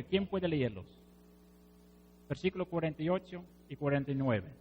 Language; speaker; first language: Spanish; non-native, fluent; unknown